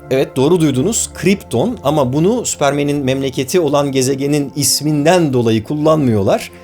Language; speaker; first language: Turkish; native; Turkish